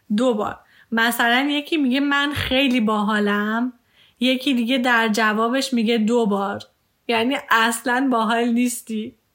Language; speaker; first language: Persian; early bilingual, heritage; Persian